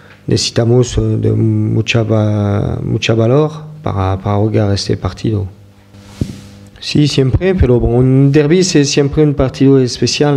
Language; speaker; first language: Spanish; non-native, fluent; French